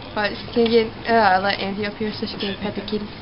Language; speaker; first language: English; native; English